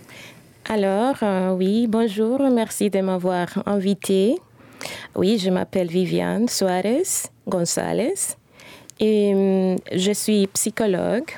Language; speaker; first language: French; non-native, fluent; Spanish